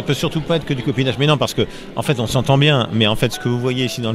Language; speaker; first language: French; native; French